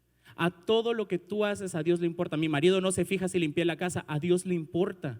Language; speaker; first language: Spanish; native; Spanish